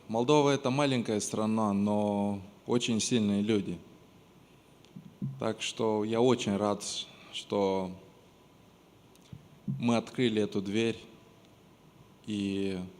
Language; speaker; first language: Russian; non-native, local second language; Romanian